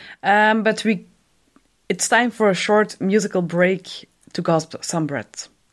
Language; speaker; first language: English; non-native, fluent; Dutch